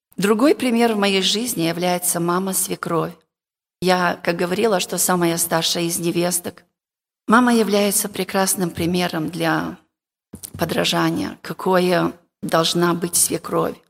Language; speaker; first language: Russian; non-native, local second language; Romanian